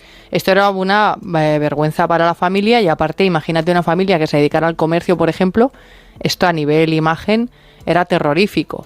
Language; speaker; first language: Spanish; native; Spanish